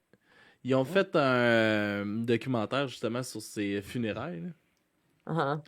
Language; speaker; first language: French; native; French